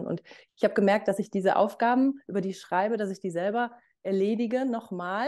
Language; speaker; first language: German; native; German